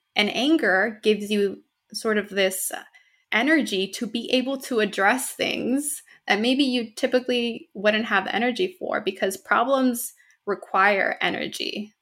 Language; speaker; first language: English; native; English